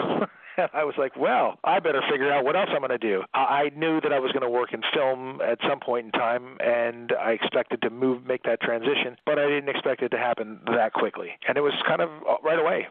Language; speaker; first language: English; native; English